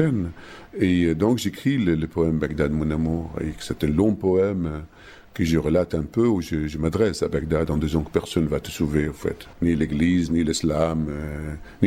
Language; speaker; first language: French; non-native, fluent; Arabic